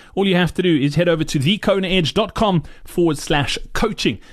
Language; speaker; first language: English; native; English